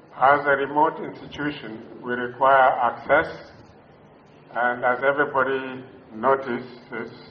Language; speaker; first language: English; non-native, local second language; Luyia